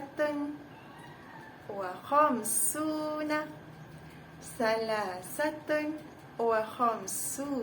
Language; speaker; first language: Arabic; non-native, fluent; Malay